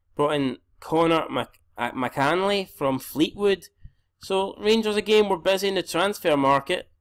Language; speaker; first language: English; native; English